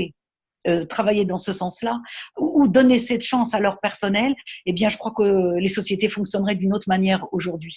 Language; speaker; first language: French; native; French